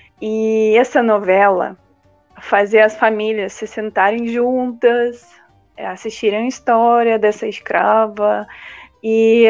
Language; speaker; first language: Portuguese; non-native, fluent; Russian